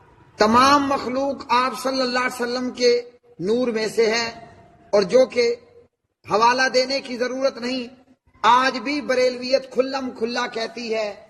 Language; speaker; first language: Urdu; native; Urdu